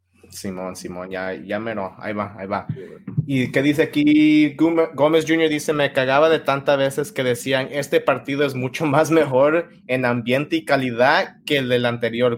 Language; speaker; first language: Spanish; early bilingual, heritage; Spanish